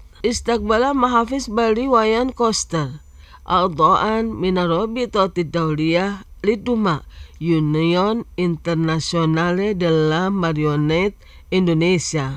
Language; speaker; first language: Arabic; non-native, fluent; Indonesian